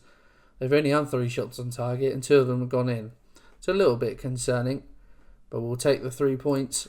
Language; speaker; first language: English; native; English